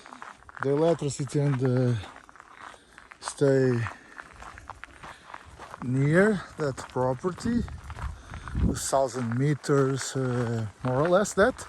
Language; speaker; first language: English; non-native, learner; Portuguese